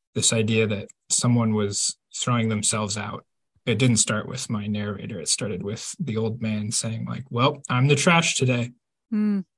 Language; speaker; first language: English; native; English